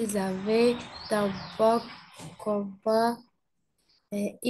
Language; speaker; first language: French; non-native, learner; Arabic